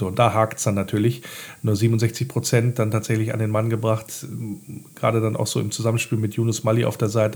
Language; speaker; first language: German; native; German